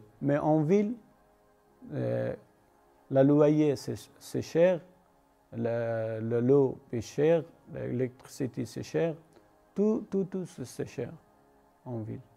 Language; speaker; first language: French; non-native, learner; Persian